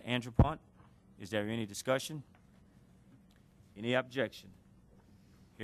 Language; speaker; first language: English; native; English